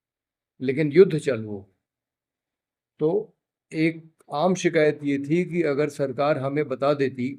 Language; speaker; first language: Hindi; native; Hindi